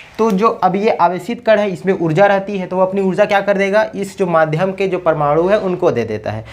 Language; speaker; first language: Hindi; native; Hindi